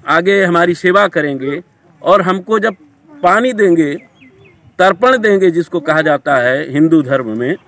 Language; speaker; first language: Hindi; native; Hindi